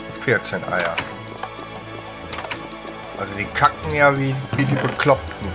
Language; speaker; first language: German; native; German